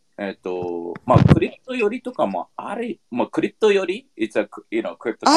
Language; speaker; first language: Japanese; early bilingual, heritage; Japanese